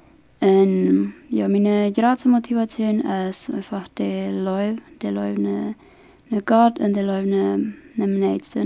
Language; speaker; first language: German; non-native, local second language; Plautdietsch